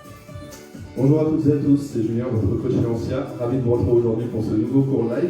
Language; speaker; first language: French; native; French